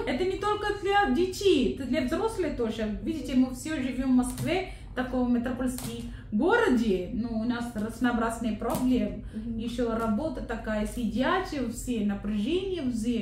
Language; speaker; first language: Russian; non-native, learner; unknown